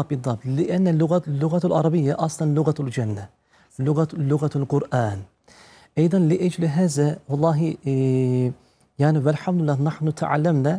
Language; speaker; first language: Arabic; non-native, fluent; Turkish